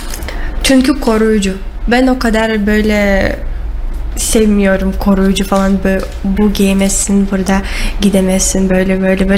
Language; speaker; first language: Turkish; non-native, learner; Russian